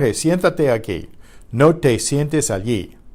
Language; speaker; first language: Spanish; non-native, fluent; English